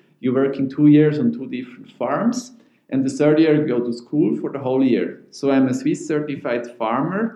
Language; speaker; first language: English; non-native, fluent; Swiss German